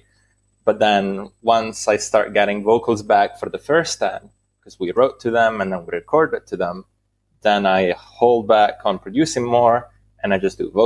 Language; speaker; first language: English; non-native, fluent; Italian